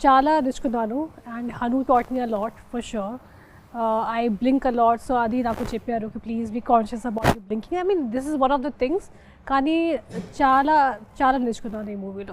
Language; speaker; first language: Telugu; non-native, fluent; Hindi